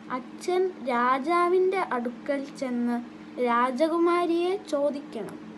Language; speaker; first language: Malayalam; non-native, learner; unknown